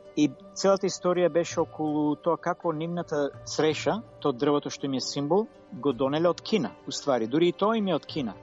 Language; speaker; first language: Macedonian; native; Macedonian